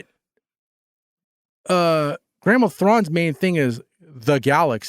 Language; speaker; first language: English; native; English